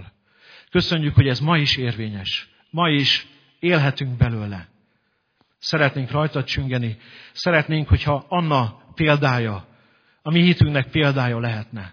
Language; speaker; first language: Hungarian; native; Hungarian